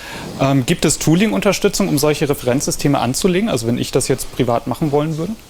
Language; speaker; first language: German; native; German